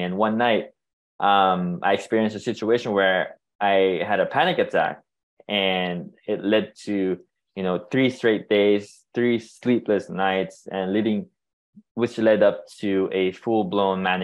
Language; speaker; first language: English; non-native, local second language; Filipino